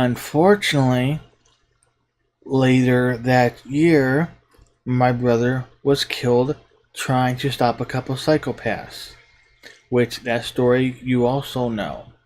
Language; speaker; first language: English; native; English